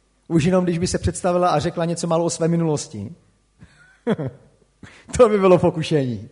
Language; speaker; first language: Czech; native; Czech